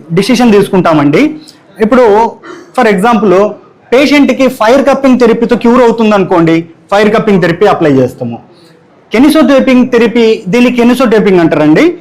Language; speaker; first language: Telugu; native; Telugu